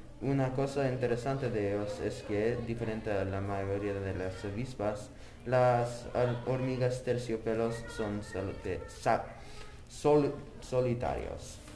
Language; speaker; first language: Spanish; non-native, learner; English